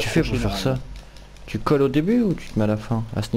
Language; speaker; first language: French; native; French